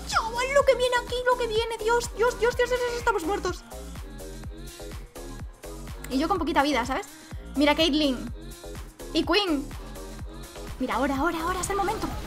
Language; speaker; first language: Spanish; native; Spanish